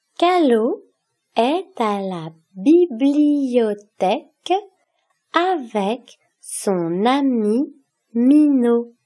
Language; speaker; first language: French; native; French